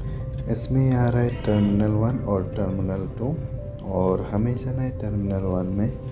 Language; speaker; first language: Hindi; non-native, local second language; Kok Borok